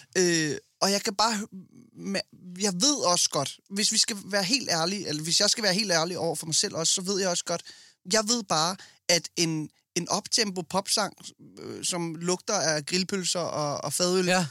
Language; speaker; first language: Danish; early bilingual, other home language; Arabic